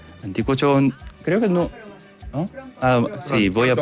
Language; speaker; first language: Spanish; non-native, learner; Korean